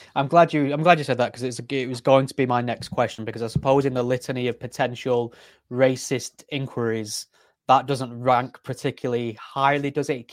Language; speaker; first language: English; native; English